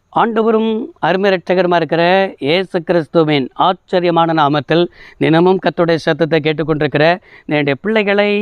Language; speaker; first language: Tamil; native; Tamil